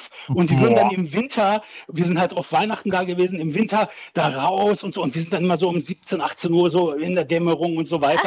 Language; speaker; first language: German; early bilingual, other home language; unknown